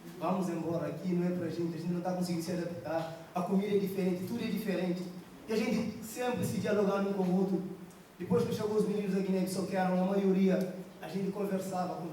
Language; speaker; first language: Portuguese; non-native, local second language; Kabuverdianu